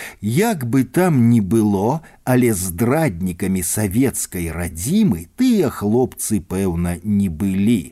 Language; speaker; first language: Belarusian; native; Belarusian